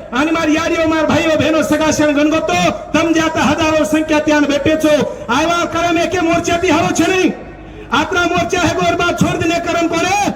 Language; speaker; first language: Marathi; non-native, local second language; Lambadi